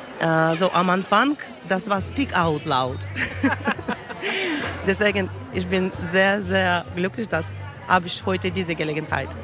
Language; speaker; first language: German; non-native, learner; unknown